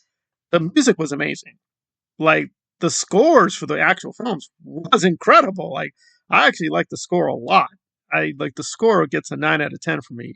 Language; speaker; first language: English; native; English